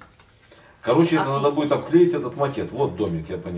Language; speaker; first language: Russian; native; Russian